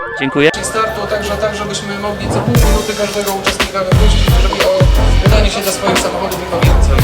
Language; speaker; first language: Polish; native; Polish